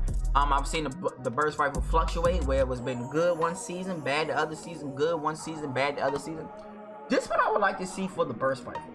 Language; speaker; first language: English; native; English